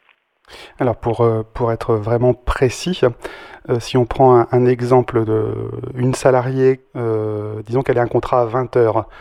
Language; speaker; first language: French; native; French